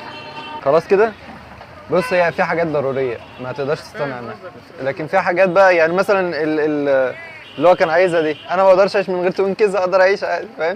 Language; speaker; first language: Arabic; native; Arabic